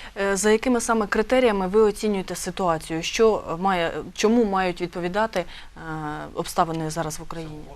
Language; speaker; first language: Ukrainian; native; Ukrainian